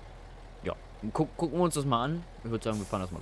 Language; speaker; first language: German; native; German